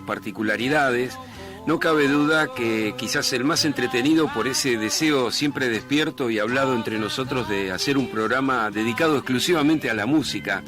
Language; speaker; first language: Spanish; native; Spanish